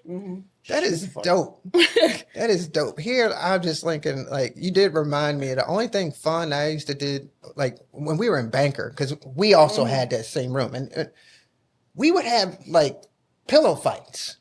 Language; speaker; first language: English; native; English